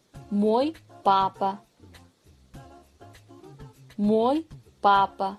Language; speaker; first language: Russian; non-native, fluent; Kazakh